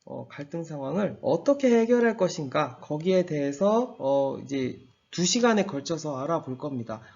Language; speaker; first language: Korean; native; Korean